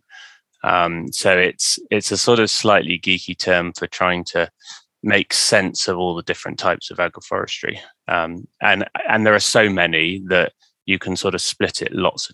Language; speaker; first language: English; native; English